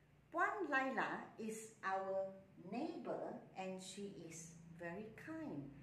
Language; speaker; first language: English; non-native, local second language; Malay